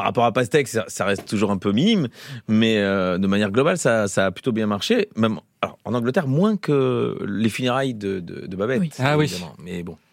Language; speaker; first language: French; native; French